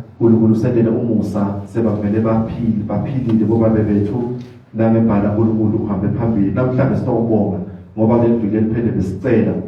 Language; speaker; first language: Zulu; non-native, local second language; Swati